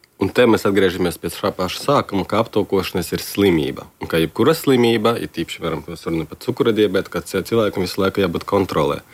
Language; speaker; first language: Latvian; non-native, local second language; Russian